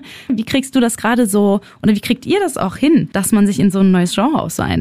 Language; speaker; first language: German; native; German